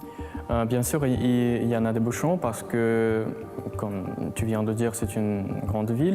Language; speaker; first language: French; non-native, fluent; Russian